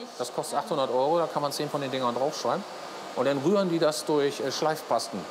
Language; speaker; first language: German; native; German